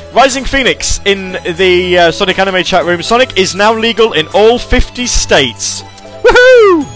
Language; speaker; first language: English; native; English